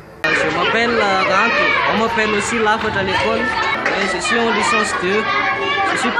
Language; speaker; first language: French; non-native, local second language; Malagasy